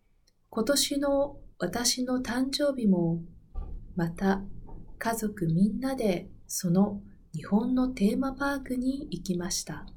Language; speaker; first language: Japanese; non-native, learner; Spanish